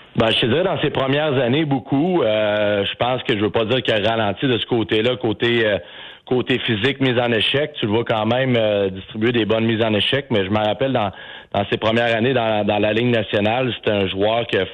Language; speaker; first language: French; native; French